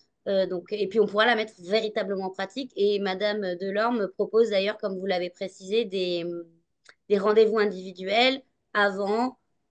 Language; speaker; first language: French; native; French